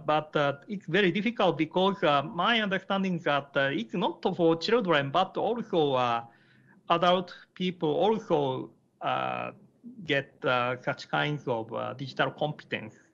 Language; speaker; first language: English; non-native, learner; Japanese